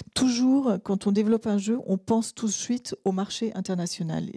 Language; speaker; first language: French; native; French